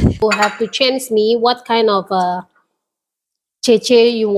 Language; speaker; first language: English; non-native, learner; Indonesian